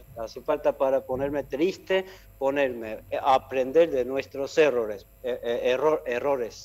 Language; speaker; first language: Spanish; non-native, fluent; Armenian